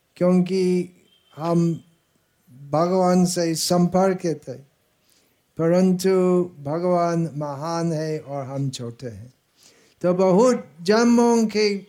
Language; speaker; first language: Hindi; non-native, fluent; English